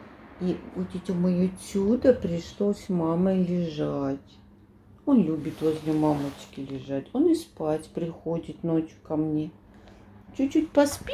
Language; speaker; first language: Russian; native; Russian